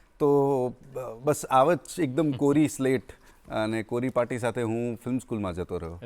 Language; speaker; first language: Gujarati; non-native, local second language; Marwari